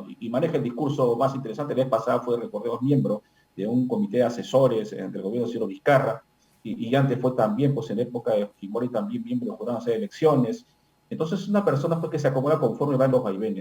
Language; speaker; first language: Spanish; native; Spanish